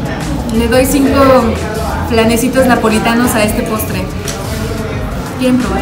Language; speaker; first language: Spanish; native; Spanish